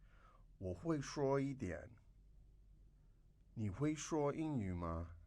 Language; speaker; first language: Chinese; non-native, fluent; English